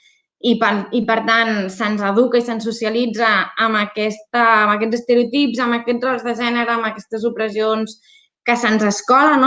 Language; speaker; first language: Catalan; native; Catalan